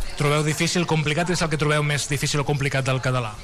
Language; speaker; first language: Catalan; native; Catalan